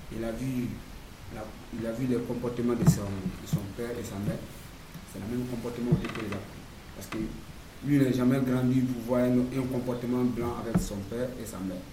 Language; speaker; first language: French; non-native, learner; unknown